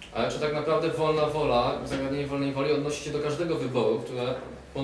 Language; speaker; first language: Polish; native; Polish